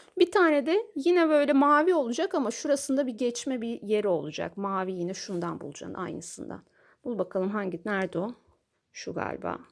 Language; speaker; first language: Turkish; native; Turkish